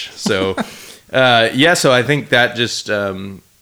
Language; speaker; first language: English; native; English